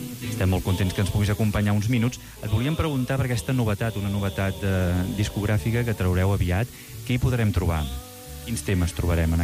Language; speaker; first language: Catalan; native; Catalan